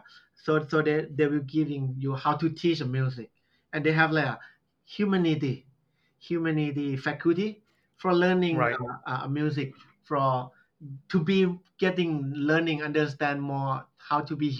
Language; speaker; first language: English; non-native, learner; Thai